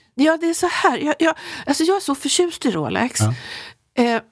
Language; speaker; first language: Swedish; native; Swedish